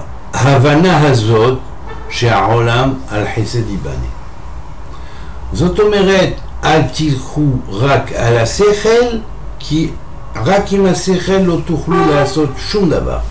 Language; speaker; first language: Hebrew; non-native, fluent; French